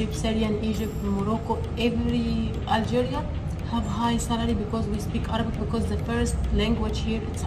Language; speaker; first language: English; non-native, learner; Arabic